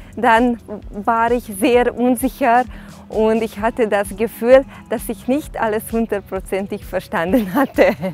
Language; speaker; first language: German; non-native, fluent; Hungarian